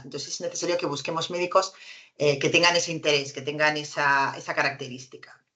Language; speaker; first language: Spanish; native; Spanish